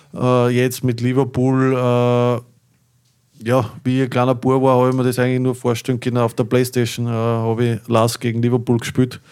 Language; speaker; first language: German; native; German